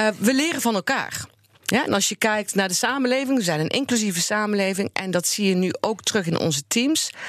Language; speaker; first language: Dutch; native; Dutch